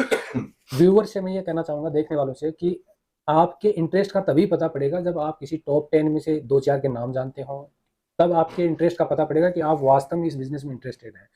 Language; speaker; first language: Hindi; native; Hindi